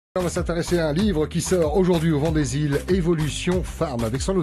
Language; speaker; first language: French; native; French